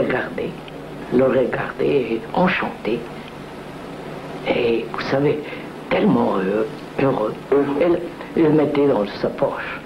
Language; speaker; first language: French; non-native, fluent; Telugu